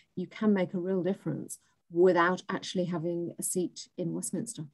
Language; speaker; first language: English; native; English